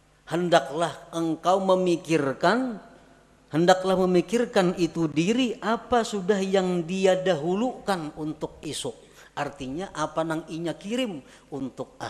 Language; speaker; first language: Indonesian; non-native, local second language; Banjar